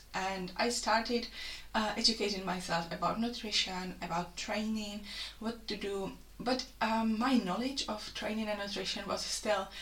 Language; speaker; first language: English; non-native, fluent; Czech